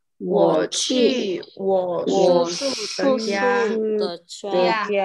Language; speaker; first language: Chinese; non-native, learner; Indonesian